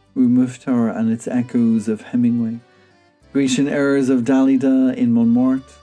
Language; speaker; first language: English; native; English